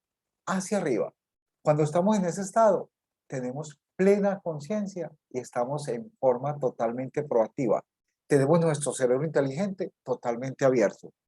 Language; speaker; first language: Spanish; native; Spanish